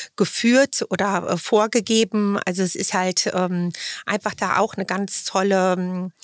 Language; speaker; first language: German; native; German